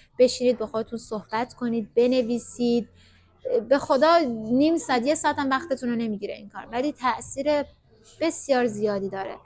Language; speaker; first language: Persian; native; Persian